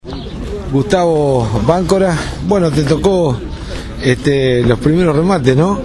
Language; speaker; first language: Spanish; native; Spanish